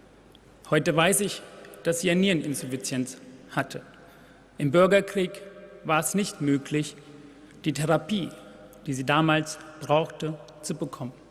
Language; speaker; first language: German; non-native, fluent; Tamil